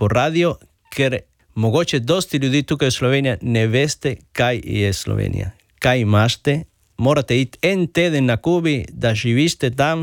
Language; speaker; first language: Slovenian; non-native, learner; Spanish